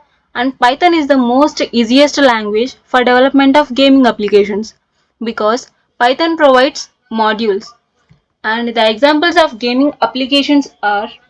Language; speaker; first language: English; non-native, local second language; Telugu